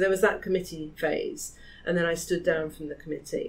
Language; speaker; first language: English; native; English